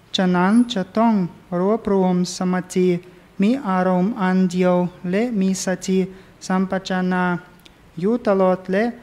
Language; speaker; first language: Thai; non-native, fluent; English